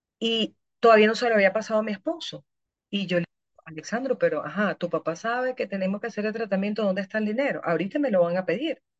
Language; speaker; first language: Spanish; native; Spanish